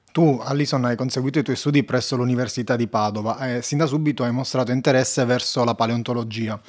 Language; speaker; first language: Italian; native; Italian